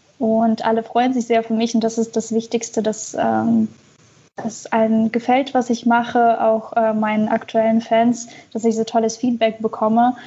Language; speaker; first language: German; early bilingual, other home language; Russian